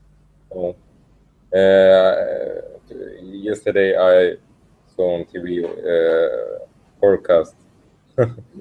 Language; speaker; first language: English; non-native, learner; Russian